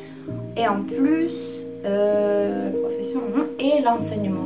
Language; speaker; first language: French; non-native, fluent; Czech